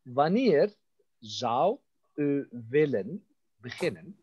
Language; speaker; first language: Dutch; non-native, fluent; Turkish